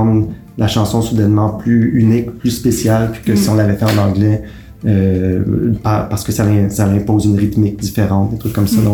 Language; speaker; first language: French; native; French